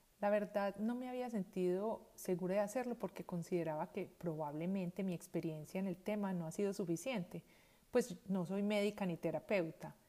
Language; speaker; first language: Spanish; native; Spanish